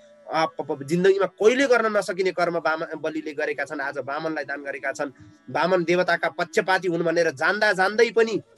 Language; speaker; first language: Nepali; native; Nepali